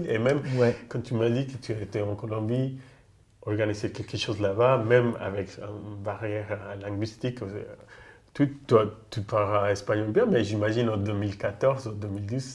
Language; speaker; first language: French; non-native, fluent; Spanish